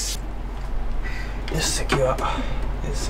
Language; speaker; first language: Japanese; native; Japanese